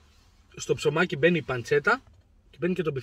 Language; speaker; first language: Greek; native; Greek